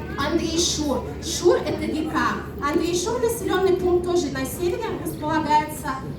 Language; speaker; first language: Russian; non-native, local second language; Udmurt